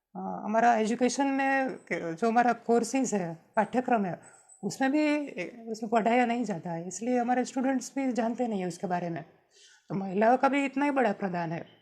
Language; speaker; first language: Hindi; non-native, local second language; Gujarati